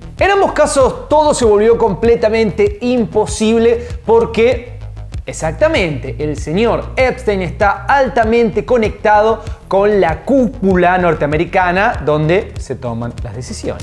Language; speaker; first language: Spanish; native; Spanish